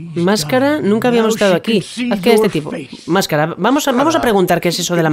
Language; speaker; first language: Spanish; native; Spanish